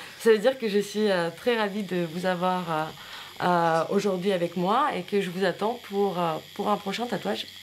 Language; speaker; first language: French; non-native, fluent; Russian